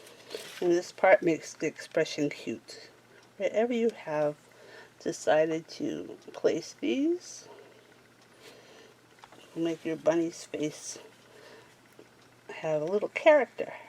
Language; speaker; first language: English; native; English